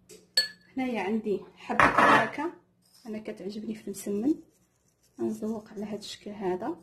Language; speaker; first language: Arabic; native; Arabic